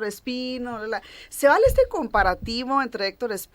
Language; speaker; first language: Spanish; native; Spanish